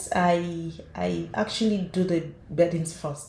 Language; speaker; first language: English; non-native, local second language; Yoruba